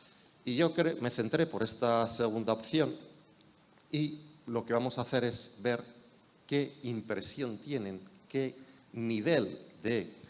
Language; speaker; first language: Spanish; native; Spanish